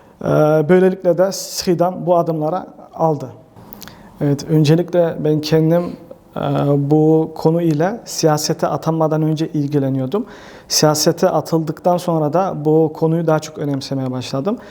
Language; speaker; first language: Turkish; early bilingual, heritage; Turkish